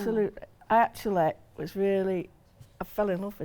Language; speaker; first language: English; native; English